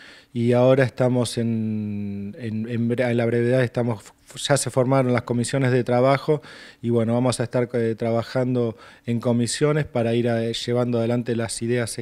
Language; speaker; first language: Spanish; native; Spanish